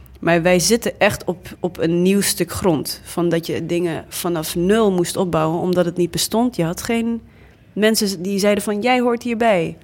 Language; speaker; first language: Dutch; early bilingual, other home language; English